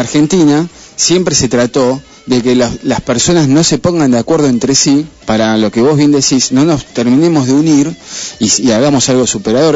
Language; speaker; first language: Spanish; native; Spanish